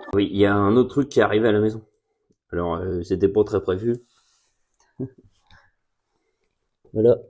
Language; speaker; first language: French; native; French